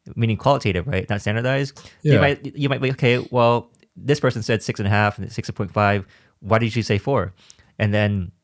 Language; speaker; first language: English; native; English